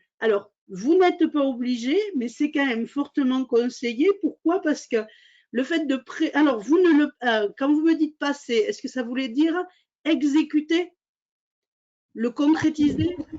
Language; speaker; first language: French; native; French